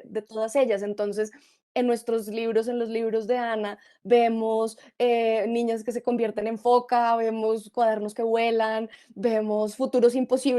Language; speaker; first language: Spanish; native; Spanish